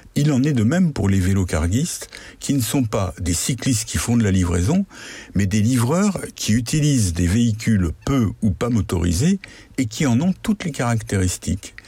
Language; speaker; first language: French; native; French